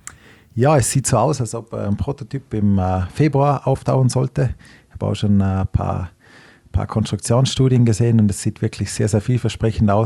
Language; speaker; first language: German; native; German